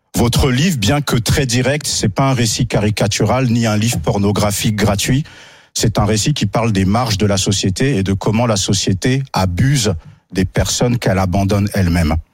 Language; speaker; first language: French; native; French